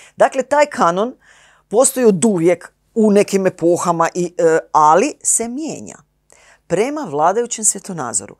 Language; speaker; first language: Croatian; native; Croatian